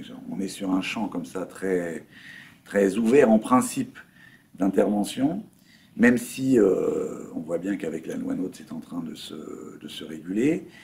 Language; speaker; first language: French; native; French